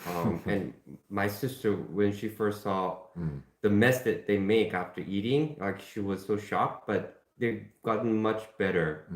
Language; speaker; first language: English; non-native, fluent; Korean